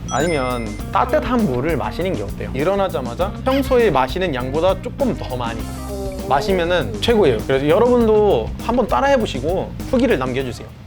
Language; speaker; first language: Korean; non-native, fluent; Arabic